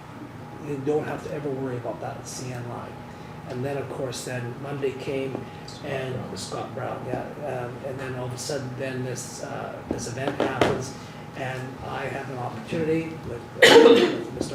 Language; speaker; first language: English; native; English